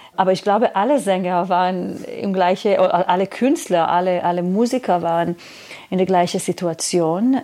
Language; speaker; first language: German; non-native, fluent; Hebrew